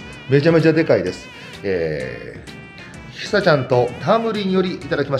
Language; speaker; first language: Japanese; native; Japanese